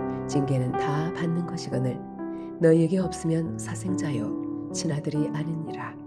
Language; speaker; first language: Korean; native; Korean